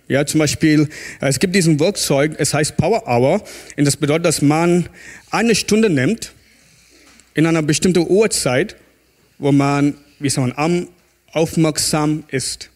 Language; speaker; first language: German; non-native, fluent; English